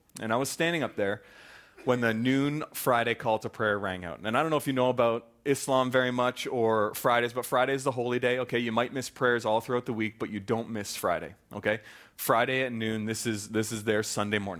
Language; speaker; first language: English; native; English